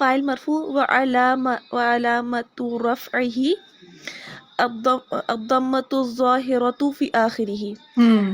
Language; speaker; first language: Arabic; non-native, learner; Urdu